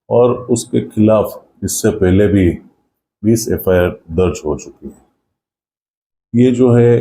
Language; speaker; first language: Hindi; non-native, local second language; Gujarati